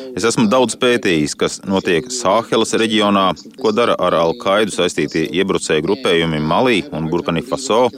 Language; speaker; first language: Latvian; native; Latvian